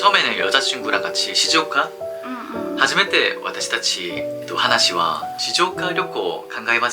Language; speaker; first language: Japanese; non-native, learner; Korean